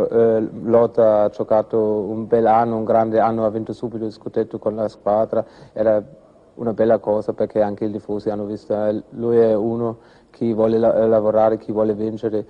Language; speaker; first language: Italian; non-native, fluent; German